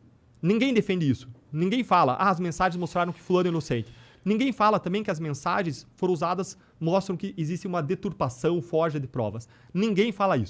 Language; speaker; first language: Portuguese; native; Portuguese